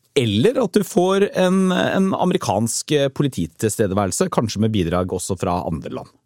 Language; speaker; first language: Norwegian; native; Norwegian